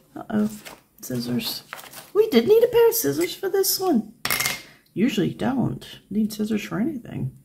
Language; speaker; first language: English; native; English